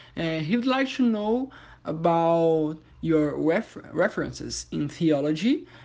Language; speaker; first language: English; non-native, fluent; Portuguese